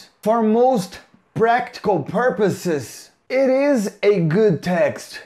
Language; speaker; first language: English; non-native, fluent; Portuguese